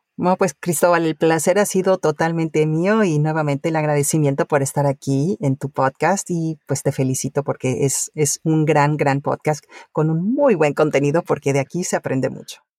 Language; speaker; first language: Spanish; early bilingual, other home language; Italian